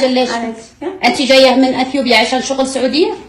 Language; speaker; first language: Arabic; native; Arabic